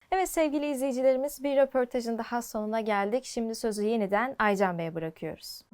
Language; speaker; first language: Turkish; native; Turkish